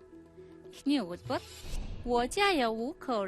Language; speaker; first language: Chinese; non-native, fluent; Mongolian